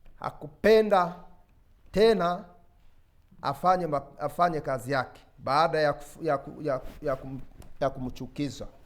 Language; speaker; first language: Swahili; non-native, local second language; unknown